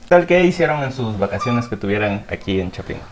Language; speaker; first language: Spanish; native; Spanish